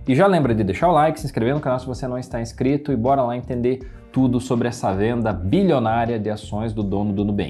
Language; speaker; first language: Portuguese; native; Portuguese